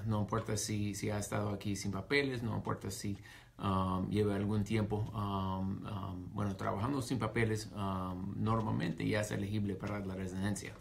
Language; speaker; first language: Spanish; non-native, fluent; English